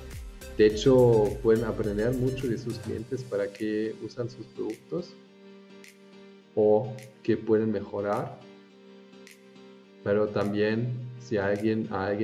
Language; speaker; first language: Spanish; non-native, fluent; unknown